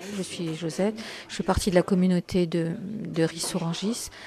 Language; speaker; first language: French; native; French